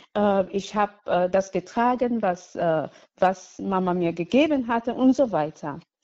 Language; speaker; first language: German; non-native, fluent; English